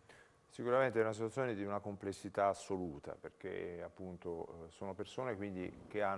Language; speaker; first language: Italian; native; Italian